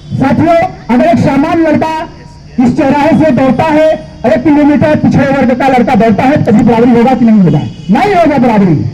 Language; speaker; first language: Hindi; native; Hindi